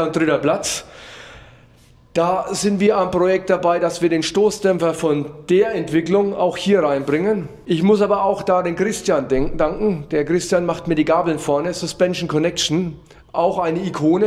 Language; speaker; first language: German; native; German